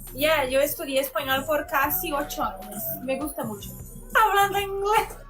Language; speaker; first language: Spanish; non-native, learner; Portuguese